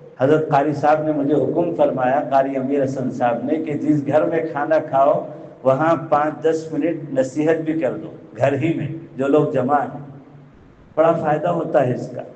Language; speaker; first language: Urdu; native; Urdu